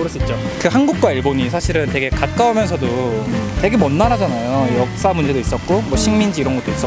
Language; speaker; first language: Korean; native; Korean